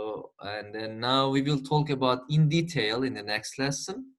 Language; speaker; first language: English; non-native, fluent; Turkish